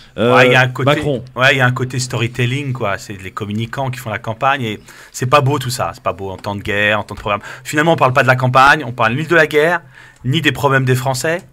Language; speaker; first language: French; native; French